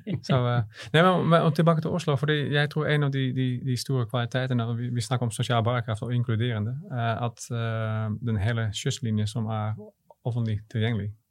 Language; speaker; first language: Swedish; non-native, learner; Dutch